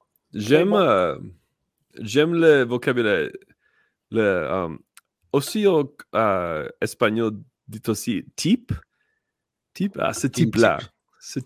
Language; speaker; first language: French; non-native, learner; English